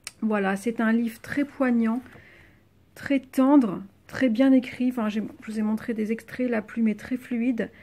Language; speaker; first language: French; native; French